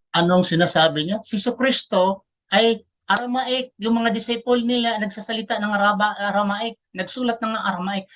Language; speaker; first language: Filipino; non-native, local second language; Cebuano